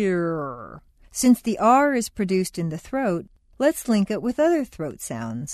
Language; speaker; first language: English; native; English